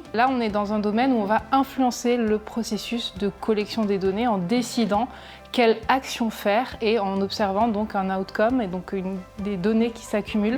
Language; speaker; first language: French; native; French